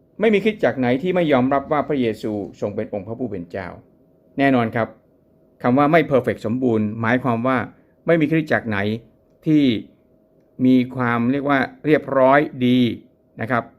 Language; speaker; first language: Thai; native; Thai